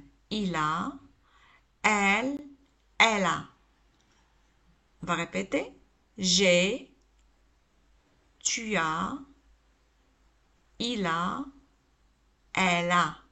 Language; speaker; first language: French; non-native, local second language; Arabic